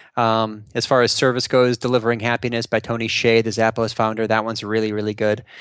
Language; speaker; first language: English; native; English